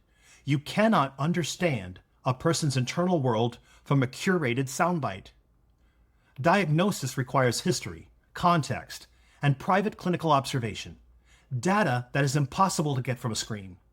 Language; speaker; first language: English; native; English